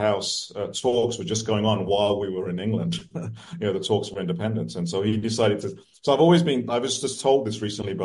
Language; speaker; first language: English; native; English